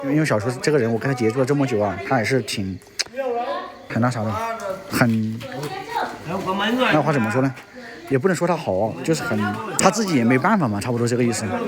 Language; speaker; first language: Chinese; native; Chinese